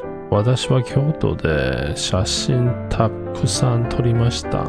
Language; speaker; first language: Japanese; non-native, learner; English